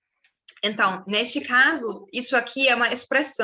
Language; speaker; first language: Portuguese; non-native, fluent; German